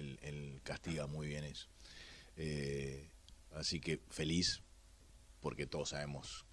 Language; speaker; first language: Spanish; native; Spanish